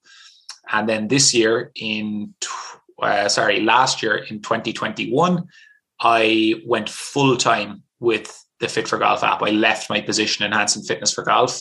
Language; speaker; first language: English; native; English